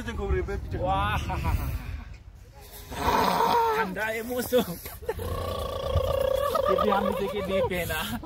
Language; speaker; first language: Hindi; non-native, local second language; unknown